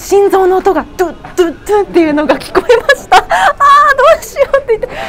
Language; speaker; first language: Korean; non-native, learner; Japanese